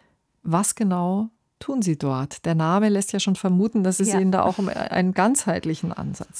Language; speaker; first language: German; native; German